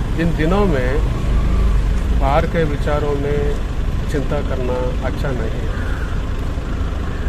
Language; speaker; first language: Hindi; non-native, local second language; Kannada